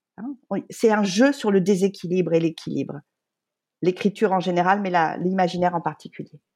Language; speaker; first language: French; native; French